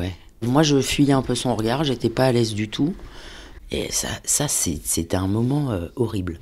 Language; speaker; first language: French; native; French